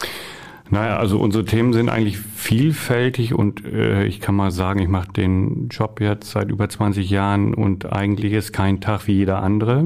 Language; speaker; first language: German; native; German